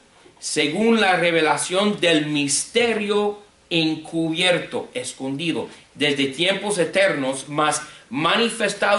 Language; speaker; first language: Spanish; non-native, fluent; English